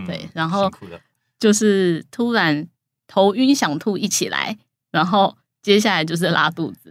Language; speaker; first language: Chinese; native; Chinese